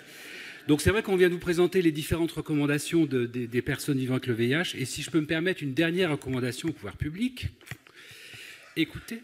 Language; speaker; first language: French; native; French